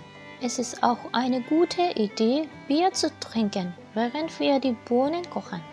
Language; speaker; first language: German; non-native, fluent; Japanese